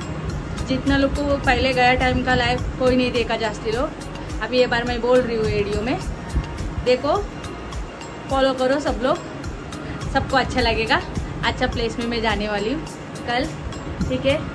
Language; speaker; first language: Hindi; non-native, local second language; Telugu